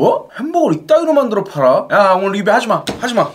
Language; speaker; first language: Korean; native; Korean